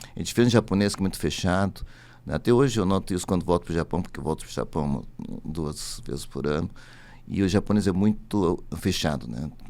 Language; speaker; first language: Portuguese; early bilingual, other home language; Japanese